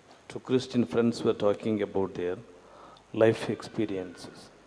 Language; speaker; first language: English; non-native, local second language; Tamil